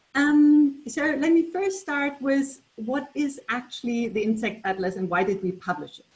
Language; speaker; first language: English; non-native, fluent; German